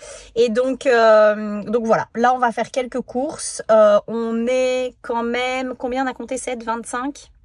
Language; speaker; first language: French; native; French